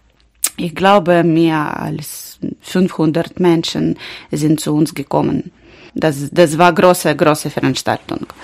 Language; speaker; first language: German; non-native, learner; Ukrainian